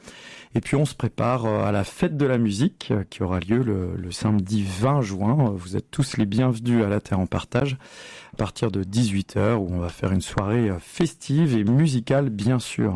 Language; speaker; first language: French; native; French